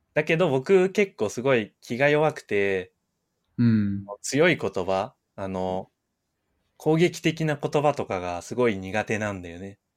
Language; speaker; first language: Japanese; native; Japanese